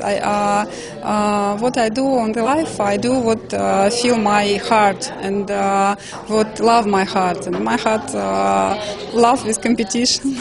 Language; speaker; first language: English; non-native, learner; Russian